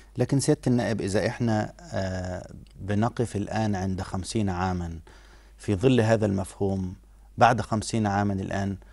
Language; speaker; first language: Arabic; native; Arabic